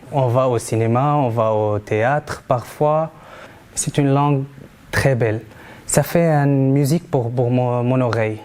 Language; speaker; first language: French; non-native, fluent; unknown